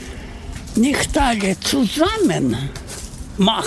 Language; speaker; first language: German; non-native, learner; Russian